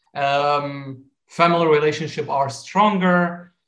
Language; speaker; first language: English; non-native, fluent; Arabic